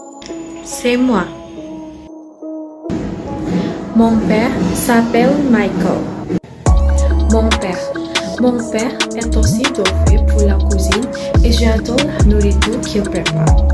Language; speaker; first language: French; non-native, learner; Indonesian